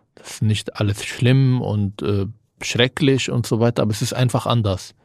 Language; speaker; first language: German; non-native, fluent; Arabic